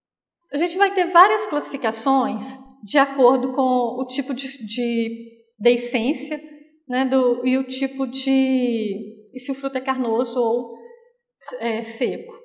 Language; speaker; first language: Portuguese; native; Portuguese